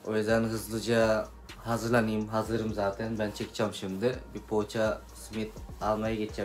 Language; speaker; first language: Turkish; non-native, fluent; Filipino